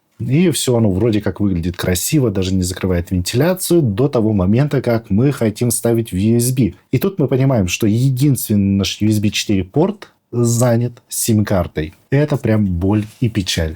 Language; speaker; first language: Russian; native; Russian